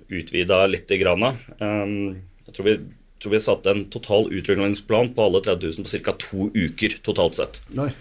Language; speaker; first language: Norwegian; native; Norwegian